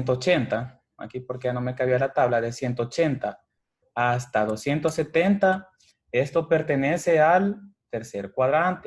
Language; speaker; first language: Spanish; native; Spanish